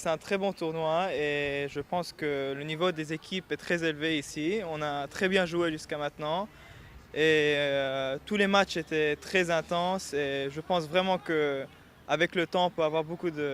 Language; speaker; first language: French; non-native, local second language; Arabic